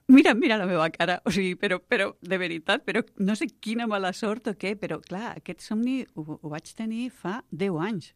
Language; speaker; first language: Catalan; non-native, local second language; Spanish